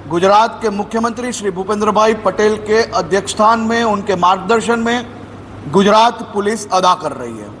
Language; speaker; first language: Hindi; non-native, local second language; Gujarati